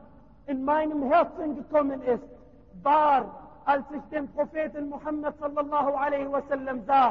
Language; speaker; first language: German; non-native, learner; Arabic